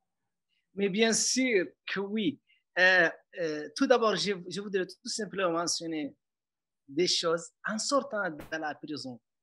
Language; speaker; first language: French; non-native, local second language; Arabic